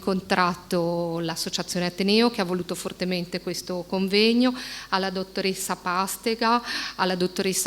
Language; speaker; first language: Italian; native; Italian